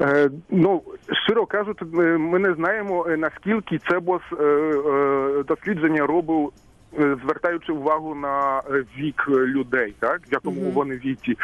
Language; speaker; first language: Ukrainian; non-native, fluent; Polish